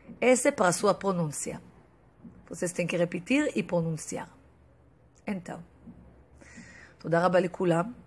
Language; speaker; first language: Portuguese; non-native, fluent; Hebrew